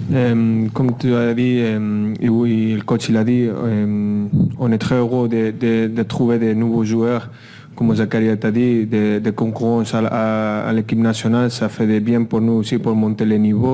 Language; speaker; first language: French; non-native, fluent; Spanish